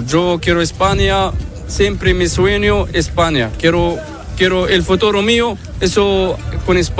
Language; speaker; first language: Spanish; non-native, learner; Arabic